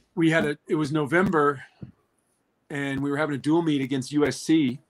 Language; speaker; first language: English; native; English